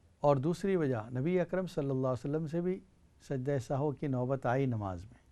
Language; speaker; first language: Urdu; native; Urdu